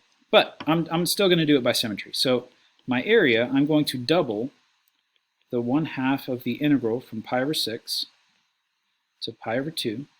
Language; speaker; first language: English; native; English